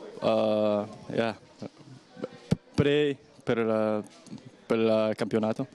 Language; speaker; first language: Italian; non-native, learner; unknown